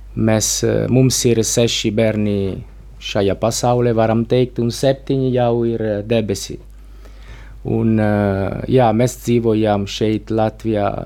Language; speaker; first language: Latvian; non-native, learner; Italian